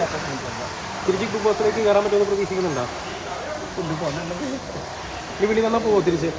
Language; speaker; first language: Malayalam; native; Malayalam